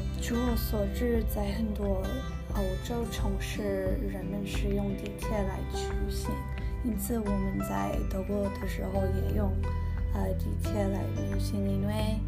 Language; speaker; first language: Chinese; non-native, learner; English